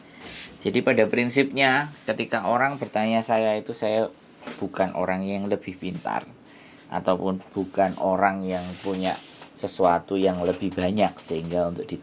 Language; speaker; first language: Indonesian; non-native, local second language; Javanese